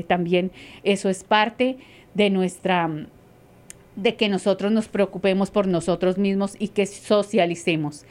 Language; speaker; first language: Spanish; native; Spanish